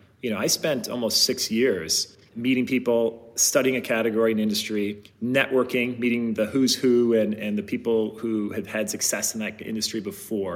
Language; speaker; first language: English; native; English